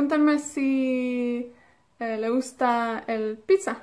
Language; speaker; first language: Spanish; non-native, fluent; Welsh